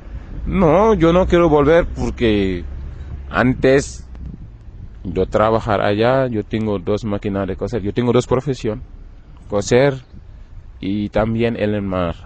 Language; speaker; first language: Spanish; non-native, learner; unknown